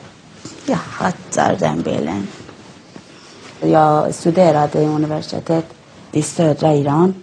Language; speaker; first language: Swedish; non-native, learner; Persian